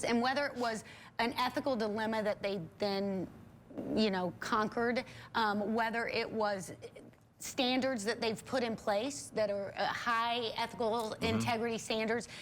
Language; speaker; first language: English; native; English